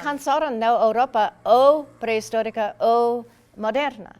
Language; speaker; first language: Portuguese; non-native, fluent; English